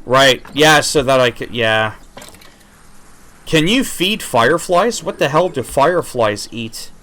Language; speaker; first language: English; native; English